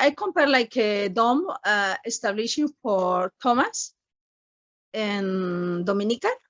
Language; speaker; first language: English; non-native, learner; Spanish